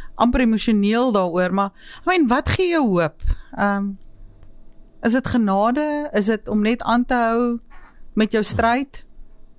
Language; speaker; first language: Afrikaans; native; Afrikaans